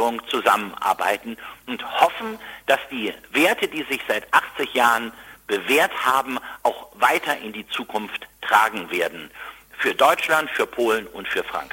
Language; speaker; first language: German; native; German